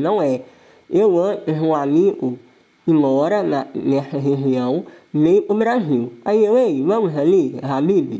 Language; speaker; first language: Portuguese; non-native, local second language; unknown